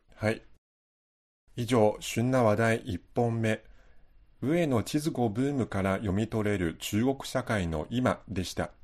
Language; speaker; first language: Japanese; non-native, fluent; Chinese